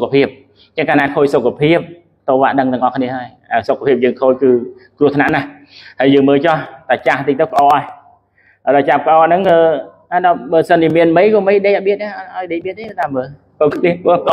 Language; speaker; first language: Khmer; native; Khmer